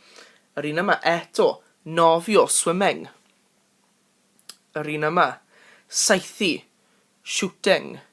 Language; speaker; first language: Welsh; non-native, local second language; English